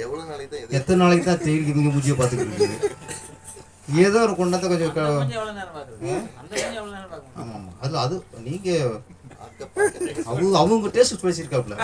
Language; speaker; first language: Tamil; native; Tamil